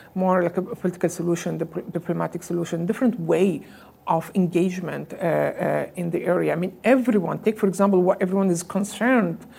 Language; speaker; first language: English; non-native, fluent; Arabic